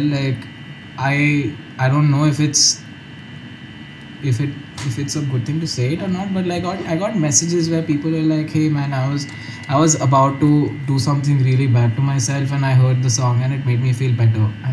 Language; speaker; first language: English; non-native, local second language; Hindi